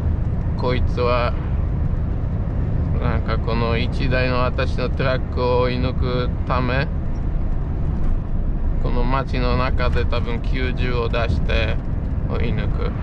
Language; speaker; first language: Japanese; non-native, fluent; Polish